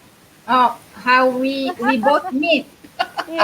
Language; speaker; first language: English; non-native, local second language; Malay